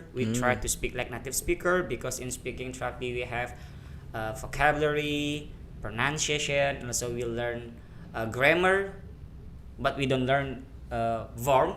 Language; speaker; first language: English; non-native, fluent; Indonesian